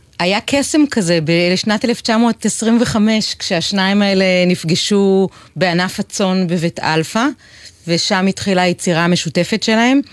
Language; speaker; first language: Hebrew; native; Hebrew